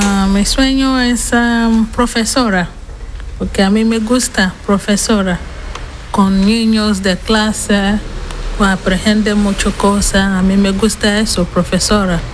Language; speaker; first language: Spanish; non-native, learner; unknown